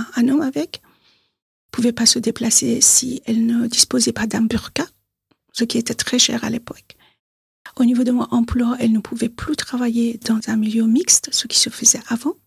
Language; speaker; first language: French; non-native, fluent; Persian